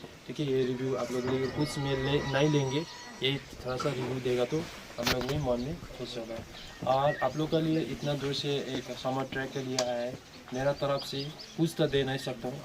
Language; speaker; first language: Hindi; non-native, local second language; Nepali